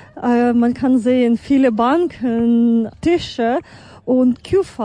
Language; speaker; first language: German; non-native, fluent; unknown